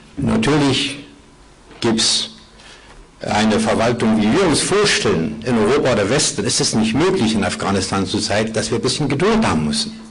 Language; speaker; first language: German; non-native, fluent; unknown